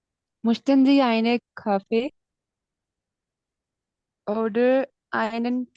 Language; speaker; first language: German; non-native, learner; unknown